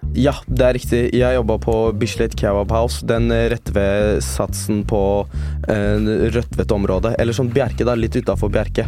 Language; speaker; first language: Norwegian; early bilingual, other home language; Turkish